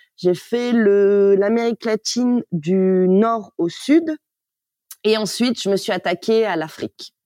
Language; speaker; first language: French; native; French